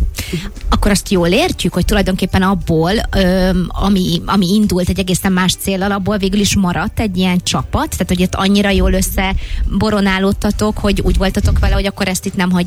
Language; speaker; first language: Hungarian; native; Hungarian